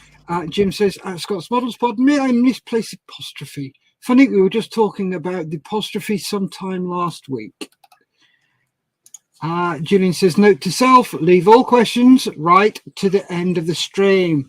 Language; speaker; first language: English; native; English